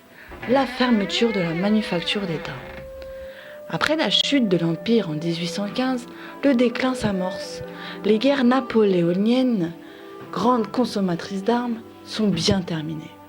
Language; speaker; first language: French; native; French